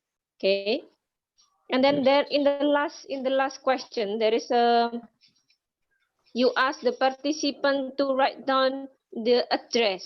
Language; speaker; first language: English; non-native, local second language; Indonesian